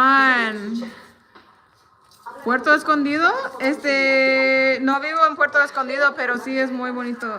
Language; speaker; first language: Spanish; non-native, learner; English